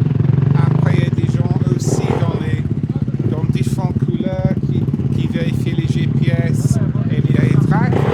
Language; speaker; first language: French; non-native, fluent; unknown